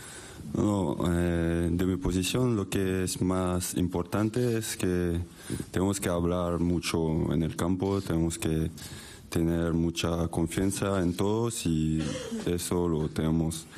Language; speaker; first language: Spanish; non-native, fluent; French